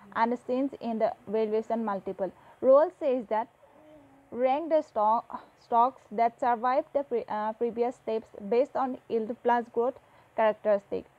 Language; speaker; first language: English; non-native, local second language; Assamese